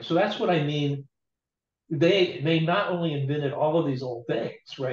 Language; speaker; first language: English; native; English